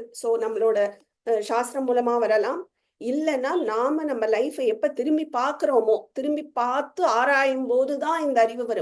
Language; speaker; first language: Tamil; native; Tamil